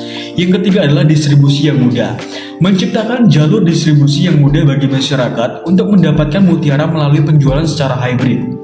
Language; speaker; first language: Indonesian; native; Indonesian